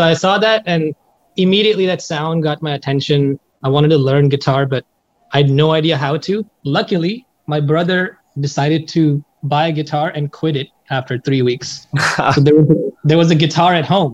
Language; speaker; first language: English; non-native, local second language; Hindi